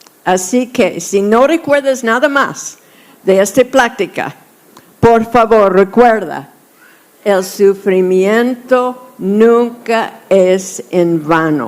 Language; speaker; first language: Spanish; non-native, fluent; English